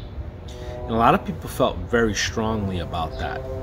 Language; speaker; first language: English; native; English